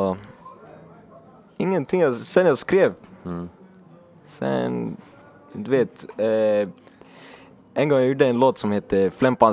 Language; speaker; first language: Swedish; early bilingual, other home language; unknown